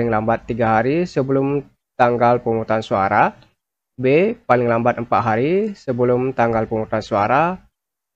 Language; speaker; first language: Indonesian; native; Indonesian